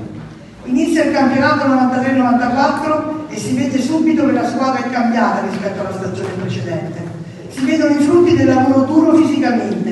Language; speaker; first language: Italian; native; Italian